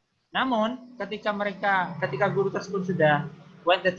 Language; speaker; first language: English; non-native, fluent; Indonesian